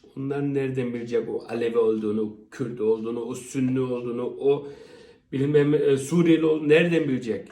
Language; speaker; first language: Turkish; early bilingual, heritage; Turkish